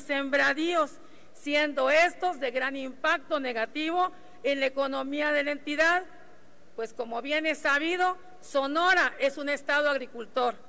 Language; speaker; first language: Spanish; native; Spanish